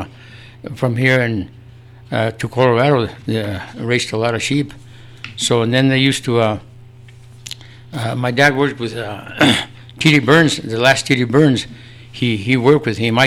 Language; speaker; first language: English; early bilingual, other home language; Spanish